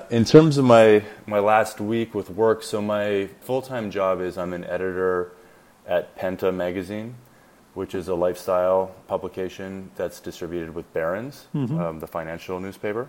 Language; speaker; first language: English; native; English